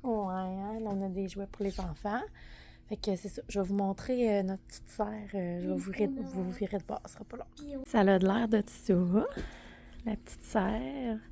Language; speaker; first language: French; native; French